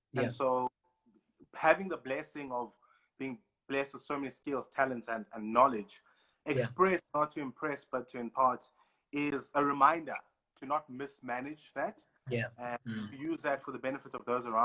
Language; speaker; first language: English; non-native, local second language; Xhosa